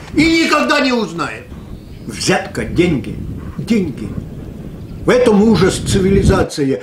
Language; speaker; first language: Russian; non-native, local second language; Ukrainian